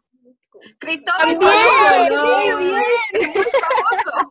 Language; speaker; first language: Spanish; native; Spanish